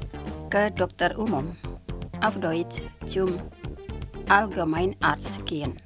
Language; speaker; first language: German; non-native, fluent; Indonesian